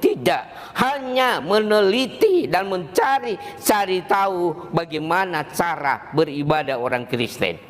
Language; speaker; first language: Indonesian; native; Indonesian